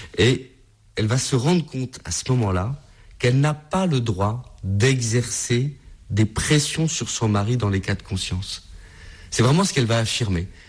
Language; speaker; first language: French; native; French